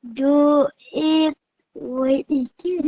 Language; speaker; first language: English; non-native, learner; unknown